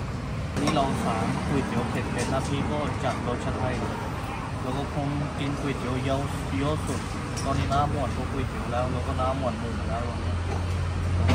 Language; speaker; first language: Thai; non-native, fluent; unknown